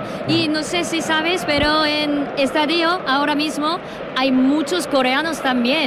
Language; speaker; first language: Spanish; non-native, learner; Korean